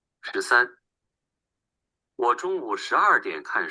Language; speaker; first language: Chinese; non-native, learner; Bangla